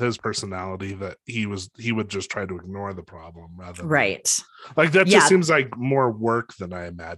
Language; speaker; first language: English; native; English